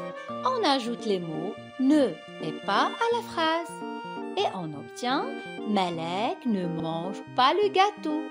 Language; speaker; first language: French; non-native, local second language; Arabic